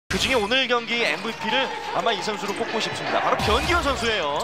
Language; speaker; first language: Korean; native; Korean